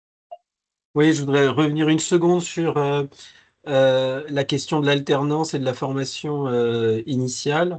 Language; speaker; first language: French; native; French